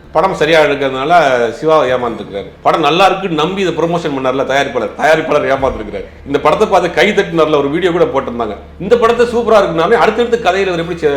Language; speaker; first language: Tamil; native; Tamil